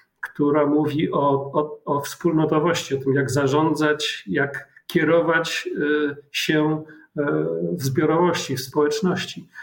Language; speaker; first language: Polish; native; Polish